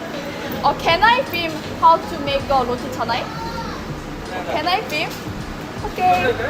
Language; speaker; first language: English; non-native, learner; Japanese